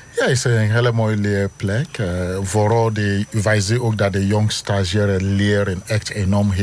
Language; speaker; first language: Dutch; non-native, learner; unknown